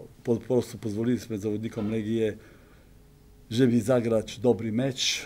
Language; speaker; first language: Polish; non-native, fluent; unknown